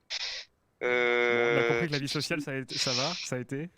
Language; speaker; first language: French; native; French